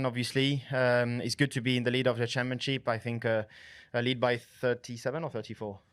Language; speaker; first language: English; non-native, fluent; French